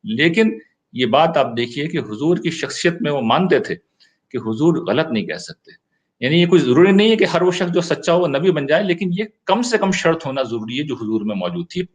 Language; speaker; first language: Urdu; native; Urdu